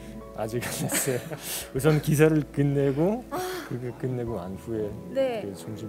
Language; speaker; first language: Korean; non-native, fluent; Russian